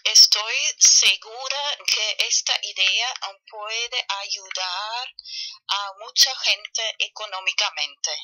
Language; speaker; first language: Spanish; non-native, fluent; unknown